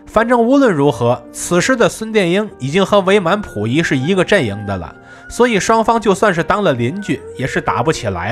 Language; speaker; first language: Chinese; native; Chinese